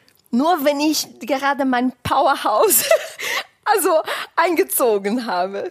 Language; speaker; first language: German; non-native, fluent; Portuguese